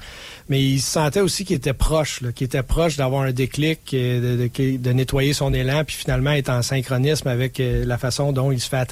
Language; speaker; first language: French; native; French